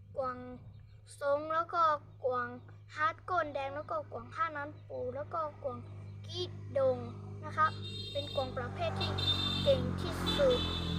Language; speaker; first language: Thai; native; Thai